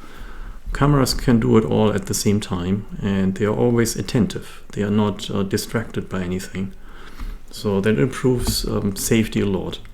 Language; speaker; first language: English; non-native, fluent; German